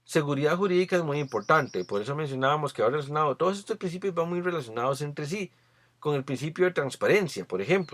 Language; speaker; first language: Spanish; native; Spanish